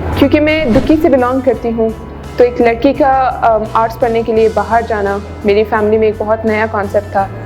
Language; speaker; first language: Urdu; non-native, local second language; Pashto